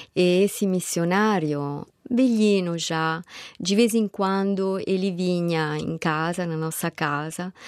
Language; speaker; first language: Portuguese; non-native, fluent; Italian